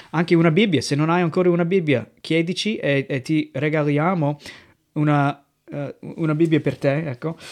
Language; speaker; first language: Italian; non-native, fluent; English